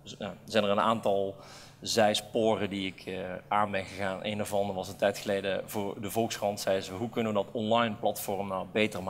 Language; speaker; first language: Dutch; native; Dutch